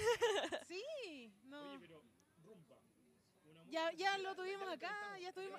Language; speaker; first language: Spanish; native; Spanish